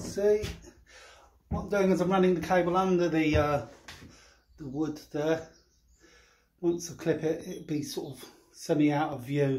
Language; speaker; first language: English; native; English